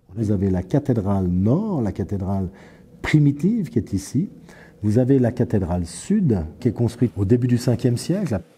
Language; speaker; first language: French; native; French